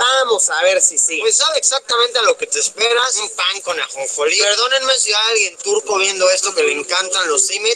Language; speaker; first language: Spanish; native; Spanish